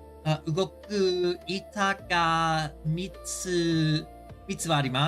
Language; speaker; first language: Japanese; non-native, learner; English